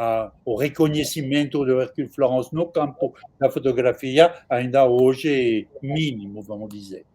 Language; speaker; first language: Portuguese; non-native, fluent; French